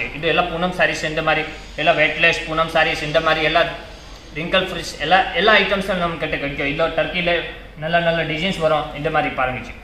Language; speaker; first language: Tamil; non-native, learner; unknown